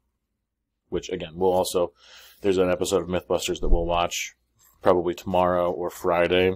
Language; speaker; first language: English; native; English